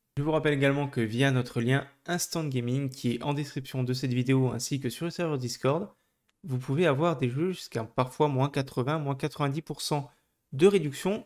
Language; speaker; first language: French; native; French